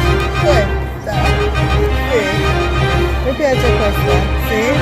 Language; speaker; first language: Italian; non-native, learner; English